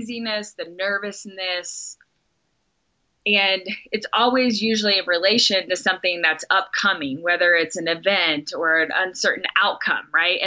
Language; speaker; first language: English; native; English